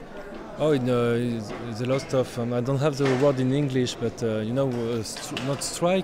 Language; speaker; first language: English; non-native, learner; French